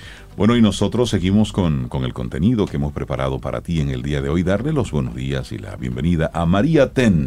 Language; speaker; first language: Spanish; native; Spanish